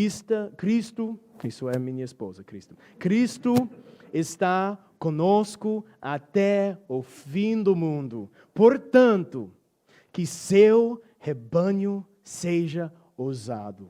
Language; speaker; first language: Portuguese; non-native, fluent; English